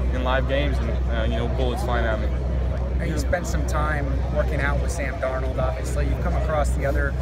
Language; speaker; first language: English; native; English